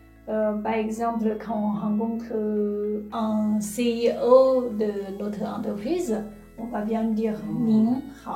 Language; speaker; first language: French; non-native, fluent; Chinese